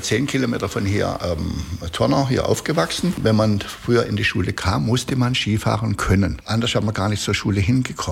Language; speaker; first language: German; native; German